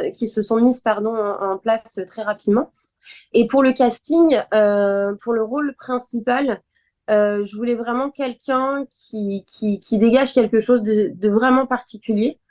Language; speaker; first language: French; native; French